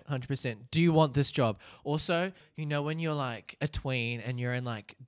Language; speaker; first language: English; native; English